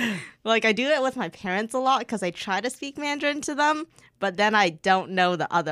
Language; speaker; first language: English; early bilingual, other home language; Chinese